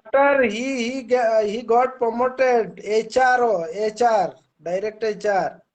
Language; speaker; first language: English; non-native, learner; Bangla